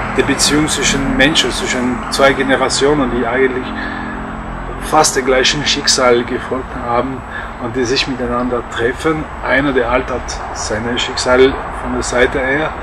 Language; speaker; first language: German; non-native, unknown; French